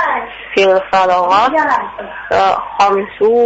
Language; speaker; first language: Arabic; non-native, learner; Indonesian